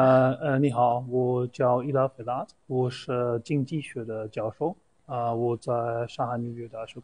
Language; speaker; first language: Chinese; non-native, fluent; German